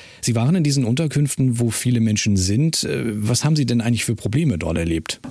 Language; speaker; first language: German; native; German